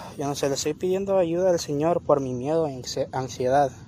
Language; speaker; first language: Spanish; early bilingual, heritage; Spanish